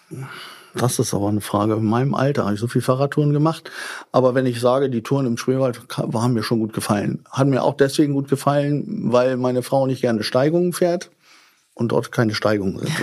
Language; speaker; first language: German; native; German